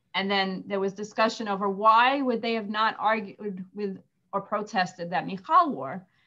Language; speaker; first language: English; native; English